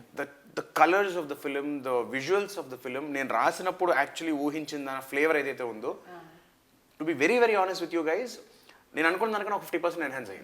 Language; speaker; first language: Telugu; native; Telugu